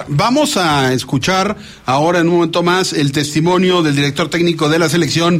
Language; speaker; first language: Spanish; native; Spanish